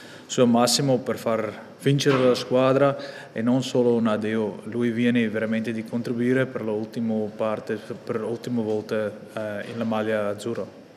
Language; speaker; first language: Italian; non-native, fluent; Afrikaans